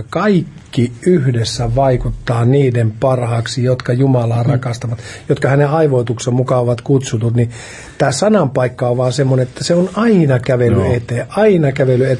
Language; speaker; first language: Finnish; native; Finnish